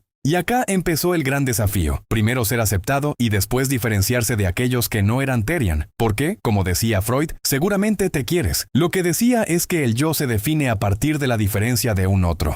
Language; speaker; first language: Spanish; native; Spanish